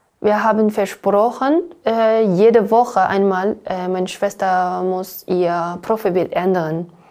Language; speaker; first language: German; non-native, learner; Uyghur